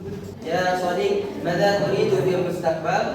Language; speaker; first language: Arabic; non-native, learner; Indonesian